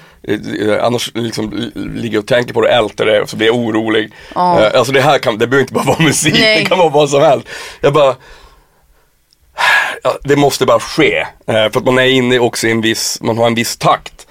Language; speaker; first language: Swedish; native; Swedish